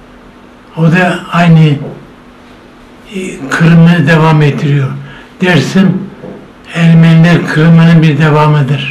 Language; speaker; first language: Turkish; non-native, local second language; Zaza